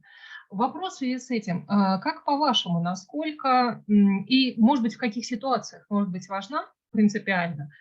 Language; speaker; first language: Russian; native; Russian